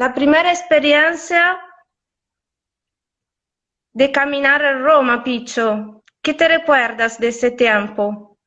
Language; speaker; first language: Spanish; non-native, fluent; Italian